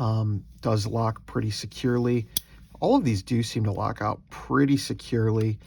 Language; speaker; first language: English; native; English